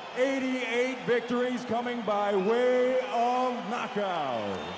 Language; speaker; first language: English; native; English